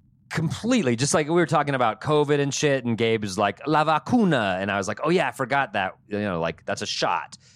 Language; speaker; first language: English; native; English